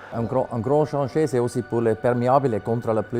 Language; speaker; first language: French; non-native, local second language; German